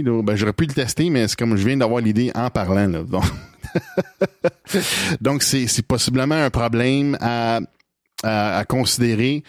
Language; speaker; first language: French; native; French